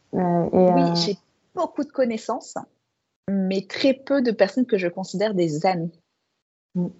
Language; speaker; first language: French; native; French